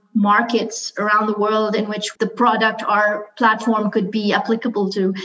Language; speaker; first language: English; non-native, local second language; Urdu